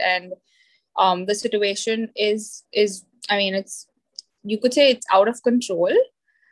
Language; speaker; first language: English; non-native, local second language; Marathi